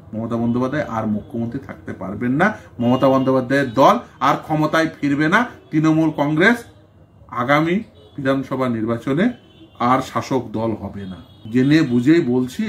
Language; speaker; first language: Bangla; native; Bangla